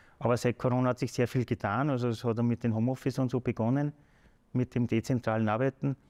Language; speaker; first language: German; native; German